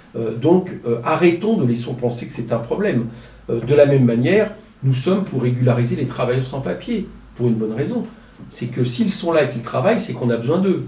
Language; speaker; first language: French; native; French